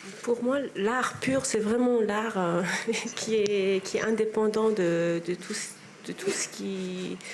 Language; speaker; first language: French; non-native, fluent; Persian